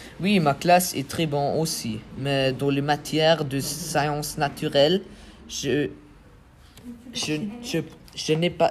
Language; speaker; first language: French; non-native, learner; German